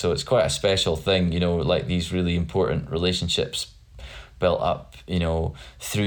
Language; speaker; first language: English; native; English